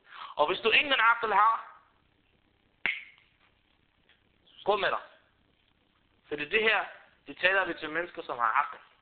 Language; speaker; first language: Danish; non-native, fluent; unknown